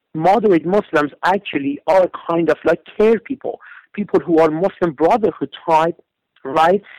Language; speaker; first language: English; non-native, fluent; Persian